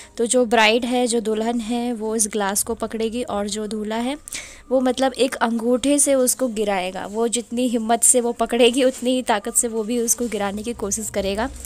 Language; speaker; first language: Hindi; native; Hindi